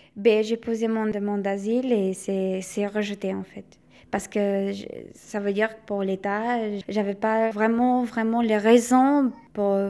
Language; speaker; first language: French; non-native, fluent; Albanian